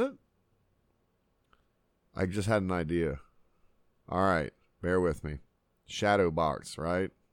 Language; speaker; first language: English; native; English